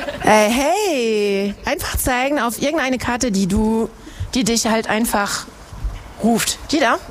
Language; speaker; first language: German; non-native, fluent; French